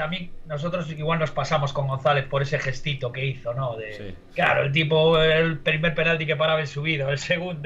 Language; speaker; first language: Spanish; native; Spanish